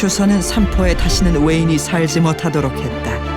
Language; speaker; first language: Korean; native; Korean